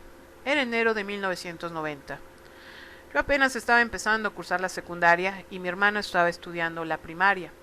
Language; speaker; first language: Spanish; native; Spanish